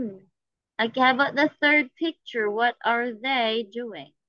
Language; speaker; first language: English; non-native, fluent; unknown